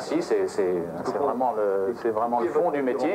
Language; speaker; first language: French; native; French